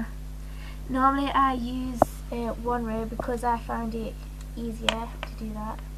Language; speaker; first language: English; native; English